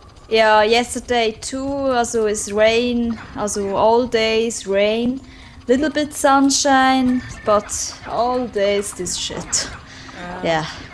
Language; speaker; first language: English; non-native, learner; German